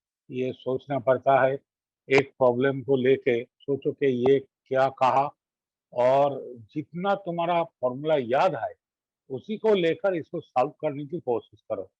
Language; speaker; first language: Hindi; non-native, local second language; Bangla